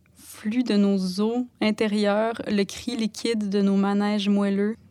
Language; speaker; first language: French; native; French